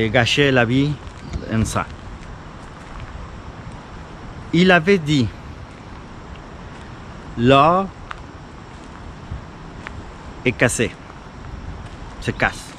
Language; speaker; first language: French; non-native, fluent; Spanish